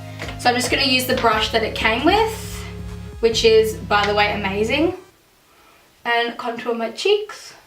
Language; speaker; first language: English; native; English